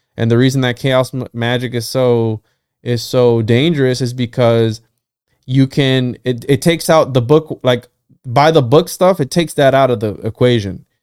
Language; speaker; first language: English; non-native, fluent; Spanish